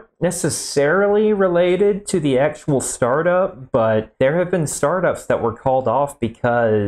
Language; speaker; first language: English; native; English